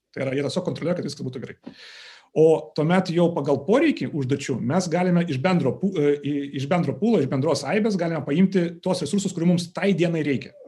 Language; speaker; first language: Lithuanian; non-native, local second language; Russian